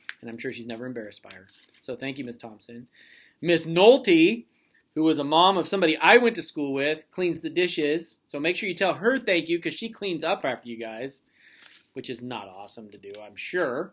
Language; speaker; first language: English; native; English